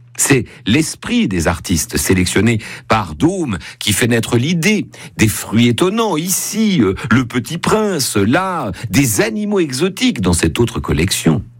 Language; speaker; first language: French; native; French